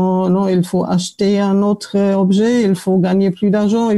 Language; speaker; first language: French; non-native, fluent; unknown